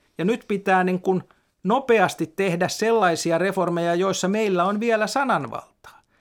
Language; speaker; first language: Finnish; native; Finnish